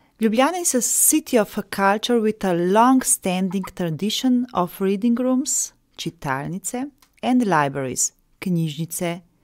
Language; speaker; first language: English; non-native, fluent; Slovenian